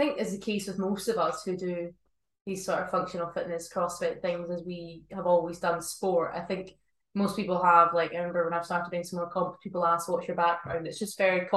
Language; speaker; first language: English; native; English